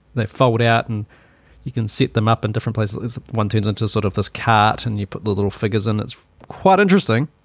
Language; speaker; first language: English; native; English